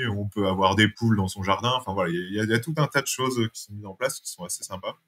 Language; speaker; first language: French; native; French